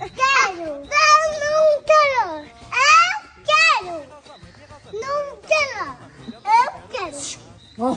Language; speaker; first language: Portuguese; native; Portuguese